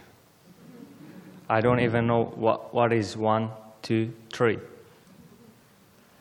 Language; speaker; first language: English; non-native, learner; Armenian